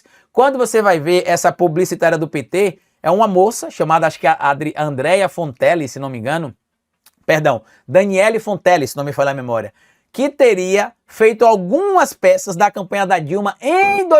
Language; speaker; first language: Portuguese; native; Portuguese